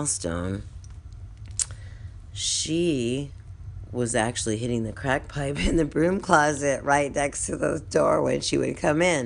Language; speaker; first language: English; native; English